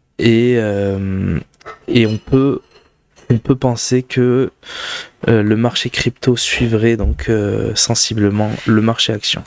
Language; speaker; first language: French; native; French